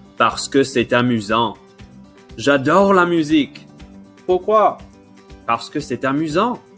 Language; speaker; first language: French; non-native, fluent; English